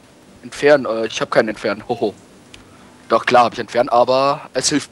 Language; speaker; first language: German; native; German